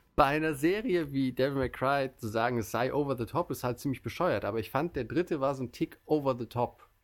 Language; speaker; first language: German; native; German